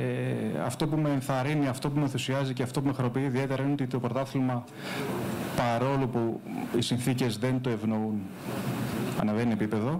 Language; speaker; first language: Greek; native; Greek